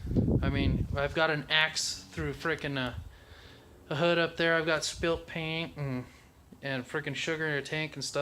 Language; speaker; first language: English; native; English